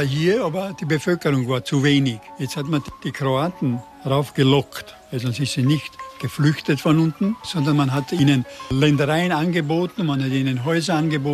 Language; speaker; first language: German; non-native, local second language; Croatian